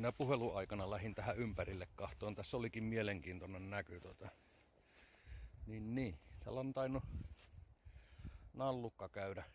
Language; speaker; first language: Finnish; native; Finnish